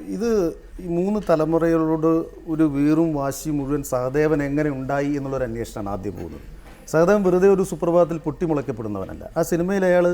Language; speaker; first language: Malayalam; native; Malayalam